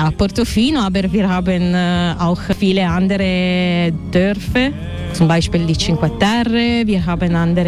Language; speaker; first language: German; non-native, fluent; Italian